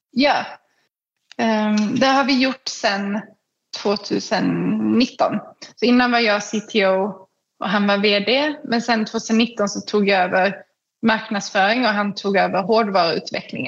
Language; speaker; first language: Swedish; native; Swedish